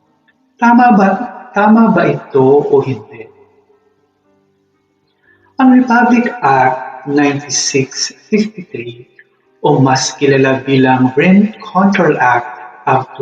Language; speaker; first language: Filipino; native; Filipino